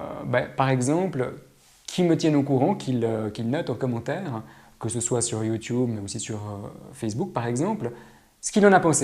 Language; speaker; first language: French; native; French